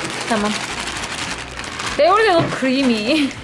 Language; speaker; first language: English; non-native, fluent; Turkish